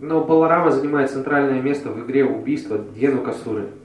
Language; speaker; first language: Russian; native; Russian